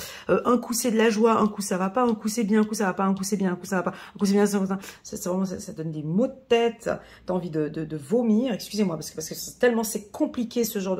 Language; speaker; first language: French; native; French